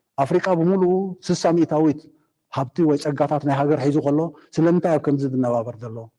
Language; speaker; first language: Tigrinya; native; Tigrinya